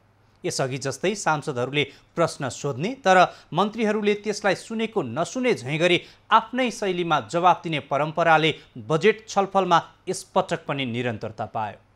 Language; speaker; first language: Nepali; native; Nepali